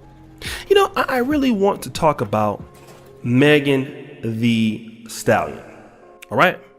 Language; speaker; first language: English; native; English